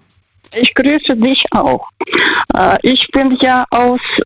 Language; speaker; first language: German; non-native, fluent; Russian